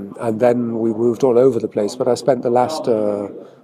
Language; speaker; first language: English; native; English